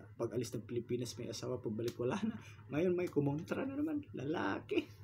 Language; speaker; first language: Filipino; non-native, local second language; Cebuano